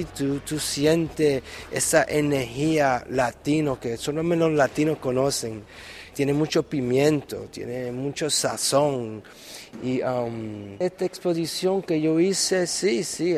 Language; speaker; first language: Spanish; early bilingual, heritage; Spanish